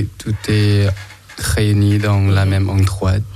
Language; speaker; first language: French; non-native, learner; Thai